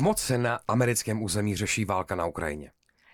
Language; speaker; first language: Czech; native; Czech